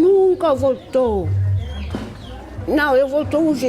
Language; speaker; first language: Portuguese; non-native, learner; Kabuverdianu